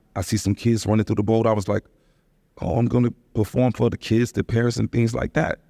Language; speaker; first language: English; native; English